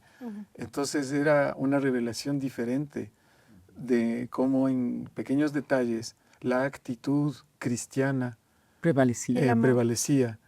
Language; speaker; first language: Spanish; native; Spanish